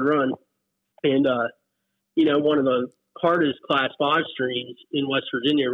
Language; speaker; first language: English; native; English